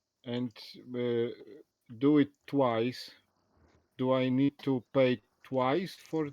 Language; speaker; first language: English; non-native, learner; Polish